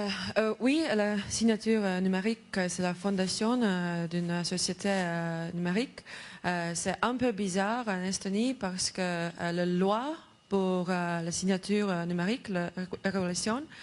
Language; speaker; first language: French; non-native, learner; Estonian